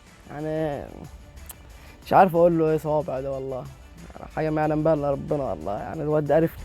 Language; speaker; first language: Arabic; native; Arabic